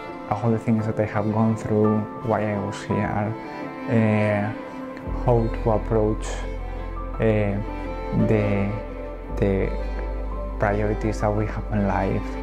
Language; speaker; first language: English; non-native, fluent; Spanish